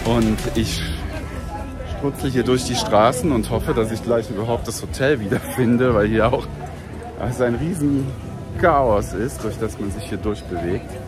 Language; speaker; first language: German; native; German